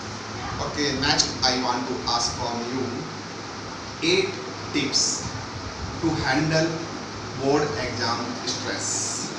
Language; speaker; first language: English; non-native, local second language; Hindi